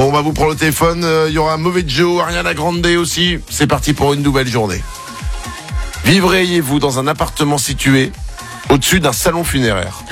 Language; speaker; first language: French; native; French